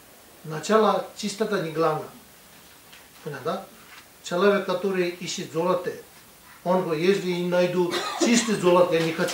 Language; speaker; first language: Russian; non-native, learner; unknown